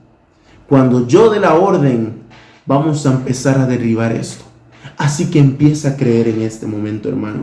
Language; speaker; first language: Spanish; native; Spanish